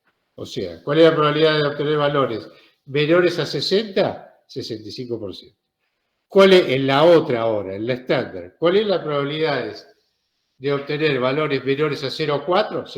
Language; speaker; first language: Spanish; native; Spanish